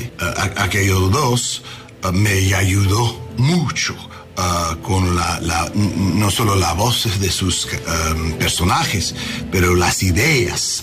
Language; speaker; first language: Spanish; non-native, learner; English